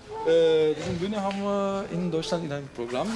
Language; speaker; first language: German; non-native, learner; Turkish